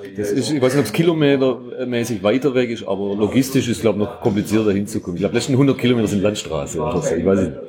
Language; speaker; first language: German; native; German